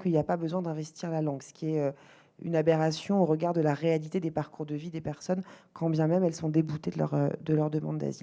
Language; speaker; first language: French; native; French